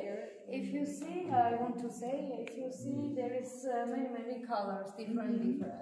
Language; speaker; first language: English; non-native, learner; Armenian